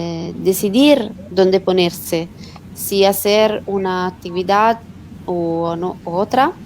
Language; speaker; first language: Spanish; non-native, learner; Italian